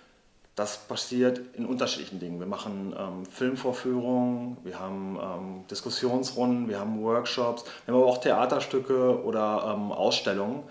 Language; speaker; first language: German; native; German